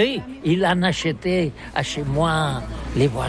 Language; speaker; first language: French; non-native, learner; Catalan